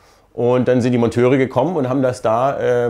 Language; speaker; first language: German; native; German